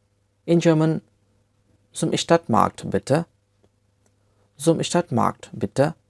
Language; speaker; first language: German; non-native, fluent; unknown